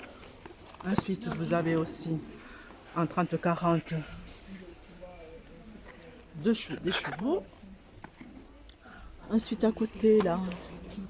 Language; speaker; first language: French; native; French